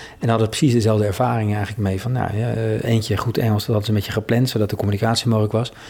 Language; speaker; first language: Dutch; native; Dutch